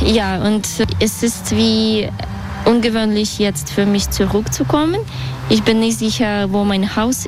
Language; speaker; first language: German; non-native, learner; Russian